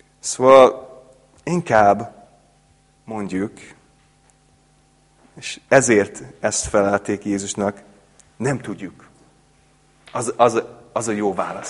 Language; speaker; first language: Hungarian; non-native, fluent; English